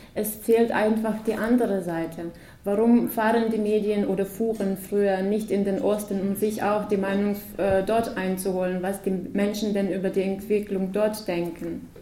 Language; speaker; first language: German; non-native, fluent; Ukrainian